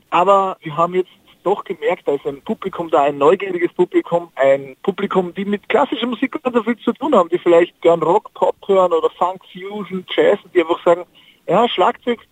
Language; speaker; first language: German; native; German